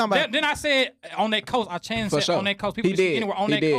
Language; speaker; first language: English; native; English